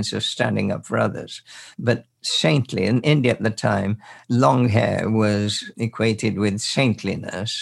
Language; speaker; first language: English; native; English